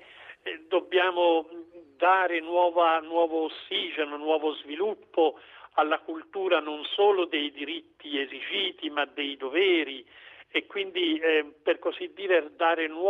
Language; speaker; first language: Italian; native; Italian